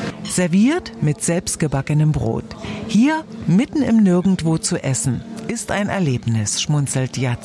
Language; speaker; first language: German; native; German